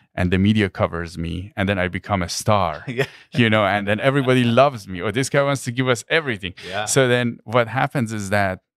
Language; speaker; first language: English; non-native, fluent; Persian